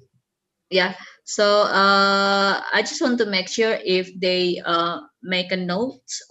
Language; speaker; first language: English; non-native, fluent; Indonesian